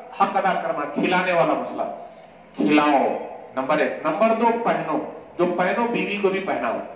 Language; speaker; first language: Urdu; non-native, local second language; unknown